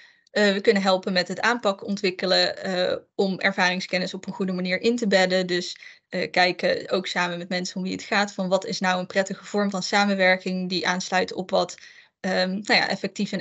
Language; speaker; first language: Dutch; native; Dutch